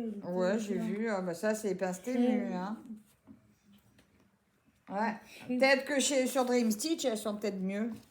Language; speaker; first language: French; native; French